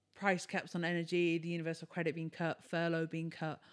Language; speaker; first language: English; native; English